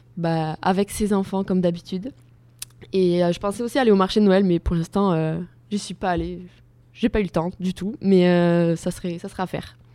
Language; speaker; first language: French; native; French